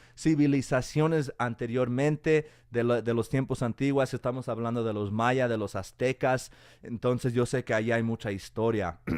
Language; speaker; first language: Spanish; early bilingual, heritage; Spanish